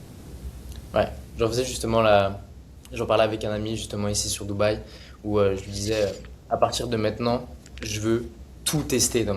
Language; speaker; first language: French; native; French